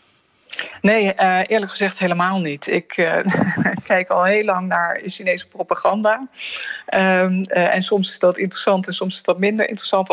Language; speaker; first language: Dutch; native; Dutch